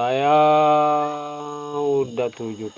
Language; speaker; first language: Indonesian; non-native, local second language; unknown